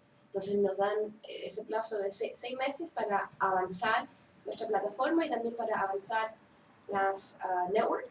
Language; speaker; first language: Spanish; early bilingual, heritage; Spanish